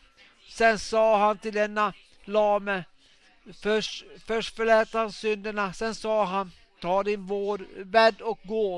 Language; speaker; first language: Swedish; non-native, local second language; Finnish